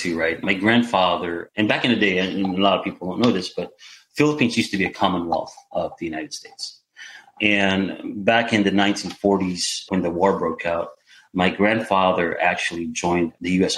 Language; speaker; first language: English; non-native, local second language; Filipino